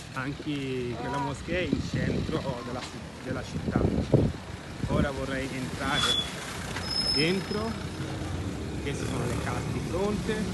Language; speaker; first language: Italian; non-native, learner; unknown